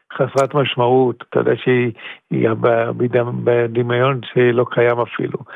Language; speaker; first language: Hebrew; native; Hebrew